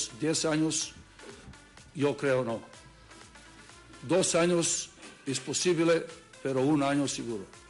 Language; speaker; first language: Spanish; non-native, learner; Serbian